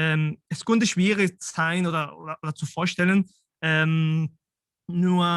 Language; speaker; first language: German; non-native, fluent; Spanish